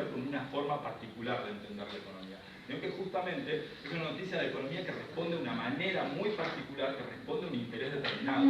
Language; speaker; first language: Spanish; native; Spanish